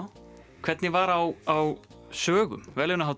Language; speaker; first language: Icelandic; native; Icelandic